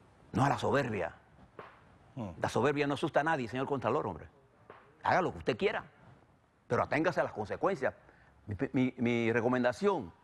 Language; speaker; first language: Spanish; native; Spanish